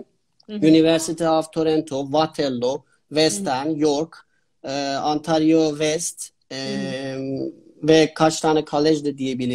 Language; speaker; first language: Turkish; non-native, fluent; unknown